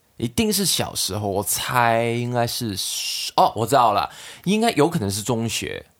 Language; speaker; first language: Chinese; non-native, local second language; Cantonese